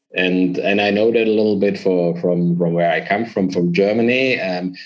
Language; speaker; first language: English; non-native, fluent; German